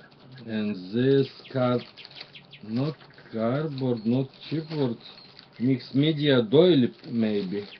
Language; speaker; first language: English; non-native, learner; Russian